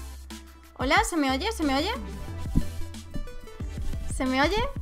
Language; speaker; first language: Spanish; native; Spanish